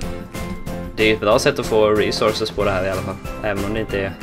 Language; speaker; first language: Swedish; native; Swedish